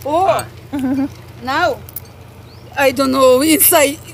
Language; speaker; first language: English; non-native, learner; Russian